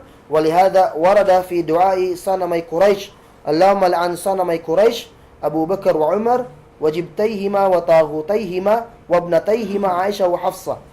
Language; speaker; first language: Arabic; non-native, fluent; Cebuano